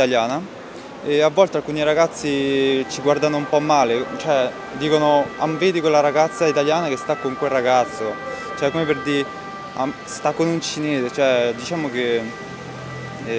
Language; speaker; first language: Italian; early bilingual, other home language; Korean